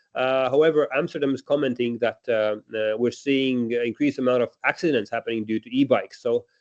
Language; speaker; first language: English; non-native, fluent; Latvian